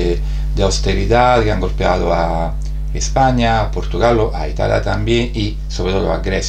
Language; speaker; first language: Spanish; non-native, fluent; Italian